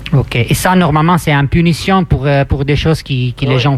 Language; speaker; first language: French; non-native, fluent; Italian